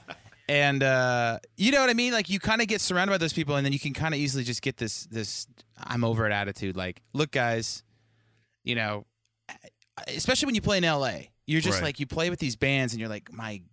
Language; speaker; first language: English; native; English